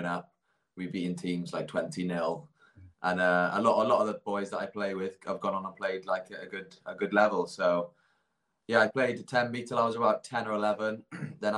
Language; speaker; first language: English; native; English